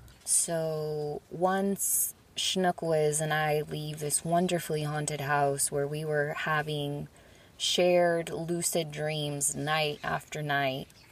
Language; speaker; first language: English; early bilingual, other home language; Spanish